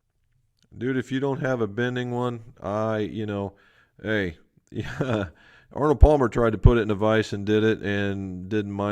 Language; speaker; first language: English; native; English